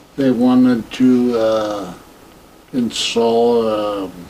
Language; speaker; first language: English; native; English